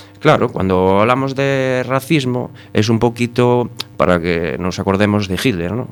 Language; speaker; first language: Spanish; native; Spanish